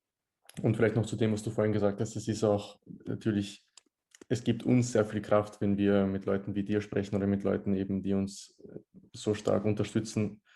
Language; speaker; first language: German; early bilingual, other home language; Bosnian